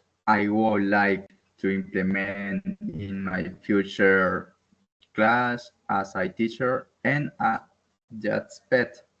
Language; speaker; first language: English; non-native, learner; Spanish